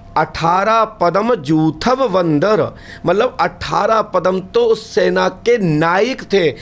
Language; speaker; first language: Hindi; native; Hindi